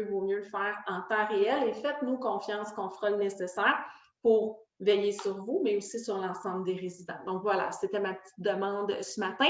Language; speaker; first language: French; native; French